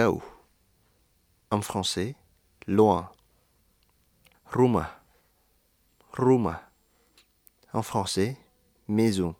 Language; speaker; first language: French; non-native, fluent; Indonesian